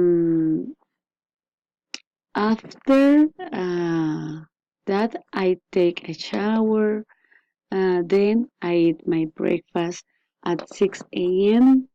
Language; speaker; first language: English; non-native, learner; Spanish